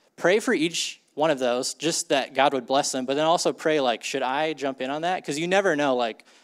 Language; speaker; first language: English; native; English